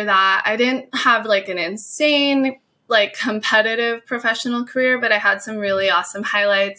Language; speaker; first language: English; native; English